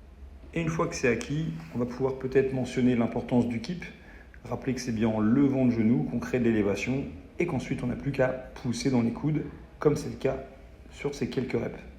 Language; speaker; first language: French; native; French